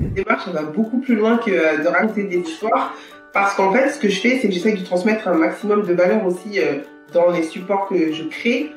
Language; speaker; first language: French; native; French